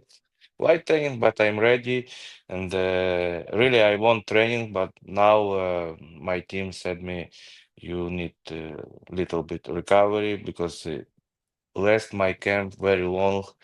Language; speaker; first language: English; non-native, learner; Ukrainian